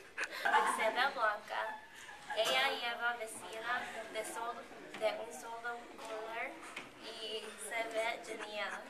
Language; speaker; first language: Spanish; non-native, learner; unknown